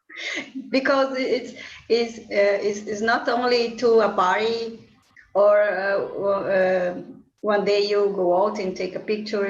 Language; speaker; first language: English; non-native, learner; Portuguese